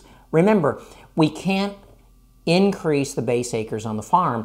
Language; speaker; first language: English; native; English